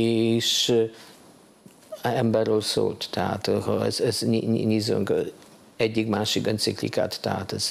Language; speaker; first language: Hungarian; non-native, fluent; Polish